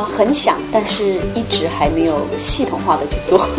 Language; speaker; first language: Chinese; native; Chinese